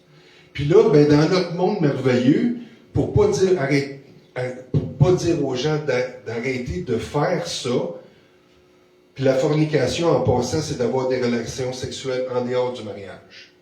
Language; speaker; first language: French; native; French